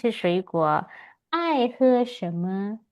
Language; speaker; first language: Chinese; non-native, fluent; Indonesian